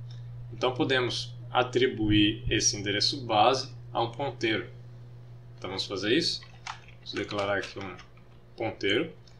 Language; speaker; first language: Portuguese; native; Portuguese